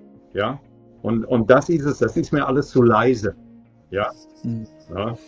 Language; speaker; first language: German; native; German